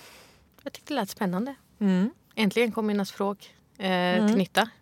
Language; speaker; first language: Swedish; early bilingual, other home language; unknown